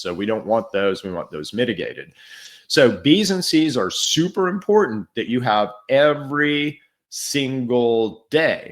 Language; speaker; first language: English; native; English